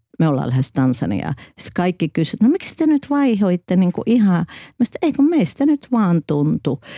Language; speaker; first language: Finnish; native; Finnish